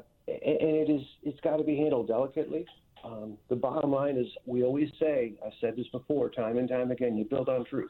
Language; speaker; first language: English; native; English